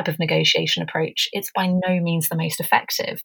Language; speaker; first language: English; native; English